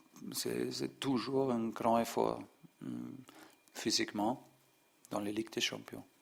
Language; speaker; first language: French; non-native, learner; German